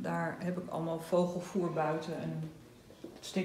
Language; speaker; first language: Dutch; native; Dutch